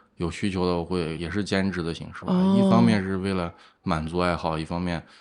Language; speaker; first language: Chinese; native; Chinese